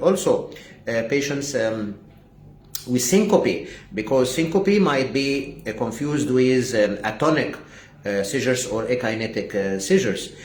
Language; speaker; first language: English; non-native, fluent; Arabic